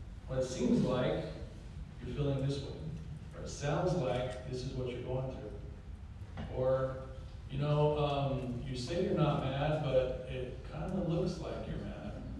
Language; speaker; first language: English; native; English